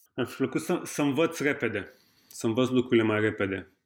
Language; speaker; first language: Romanian; native; Romanian